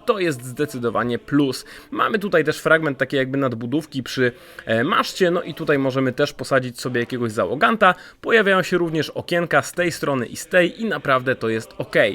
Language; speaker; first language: Polish; native; Polish